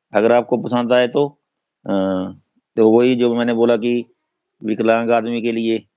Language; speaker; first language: Hindi; non-native, local second language; Punjabi